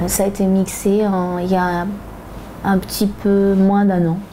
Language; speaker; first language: French; native; French